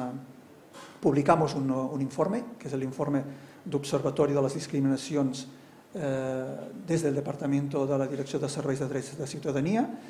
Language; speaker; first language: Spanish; non-native, local second language; Catalan